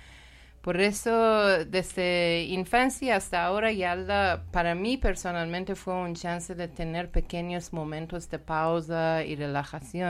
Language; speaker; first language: Spanish; non-native, learner; Persian